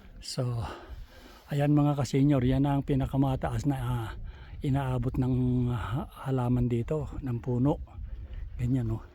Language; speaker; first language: Filipino; native; Filipino